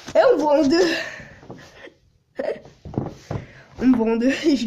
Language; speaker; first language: French; native; French